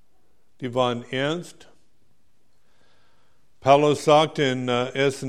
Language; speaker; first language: German; non-native, fluent; English